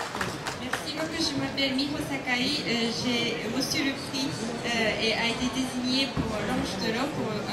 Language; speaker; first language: French; non-native, learner; Japanese